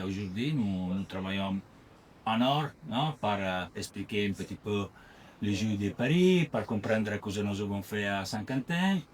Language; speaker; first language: French; non-native, learner; Italian